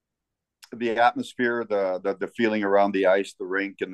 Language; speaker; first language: English; native; English